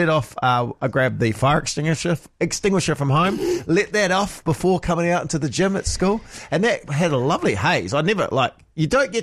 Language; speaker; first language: English; native; English